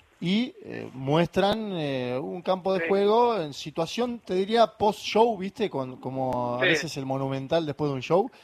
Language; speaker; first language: Spanish; native; Spanish